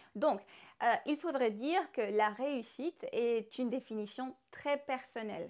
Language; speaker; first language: French; non-native, fluent; Spanish